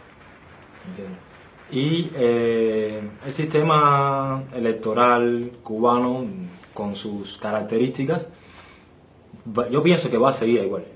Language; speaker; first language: Spanish; native; Spanish